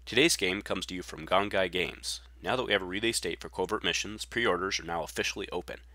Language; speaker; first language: English; native; English